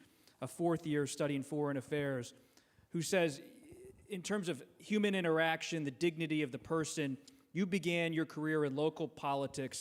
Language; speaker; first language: English; native; English